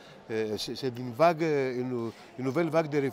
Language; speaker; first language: French; non-native, fluent; Greek